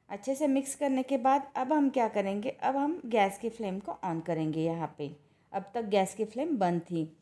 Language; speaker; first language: Hindi; non-native, local second language; Marathi